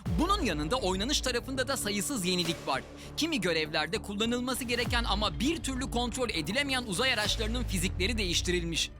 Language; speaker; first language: Turkish; native; Turkish